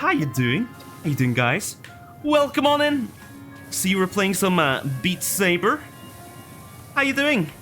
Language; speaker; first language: English; non-native, fluent; Norwegian